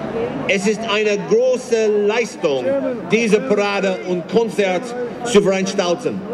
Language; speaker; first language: German; non-native, fluent; English